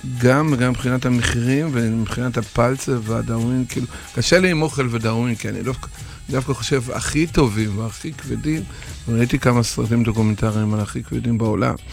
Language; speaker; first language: Hebrew; non-native, fluent; Russian